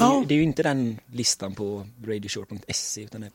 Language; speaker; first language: Swedish; native; Swedish